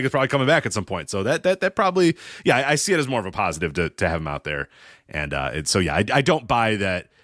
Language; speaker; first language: English; native; English